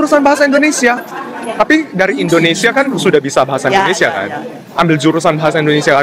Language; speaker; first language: Indonesian; native; Indonesian